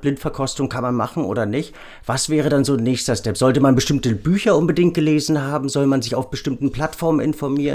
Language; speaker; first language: German; native; German